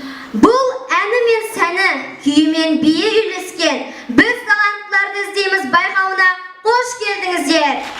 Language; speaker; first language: Kazakh; native; Kazakh